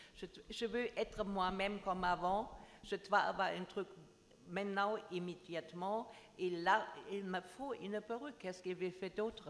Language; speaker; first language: French; non-native, learner; German